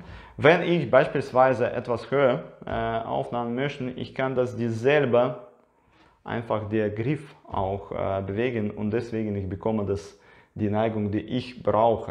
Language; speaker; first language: German; non-native, learner; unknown